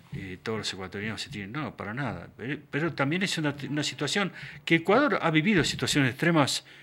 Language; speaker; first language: Spanish; native; Spanish